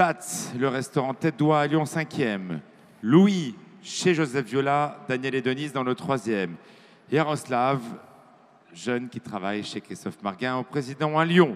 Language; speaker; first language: French; native; French